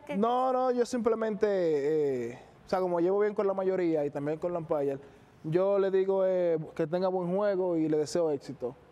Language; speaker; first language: Spanish; native; Spanish